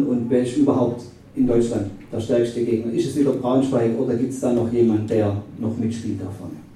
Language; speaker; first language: German; native; German